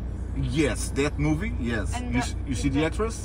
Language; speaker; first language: English; non-native, learner; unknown